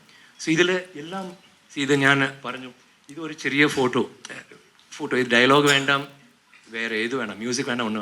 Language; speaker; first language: Malayalam; non-native, learner; Tamil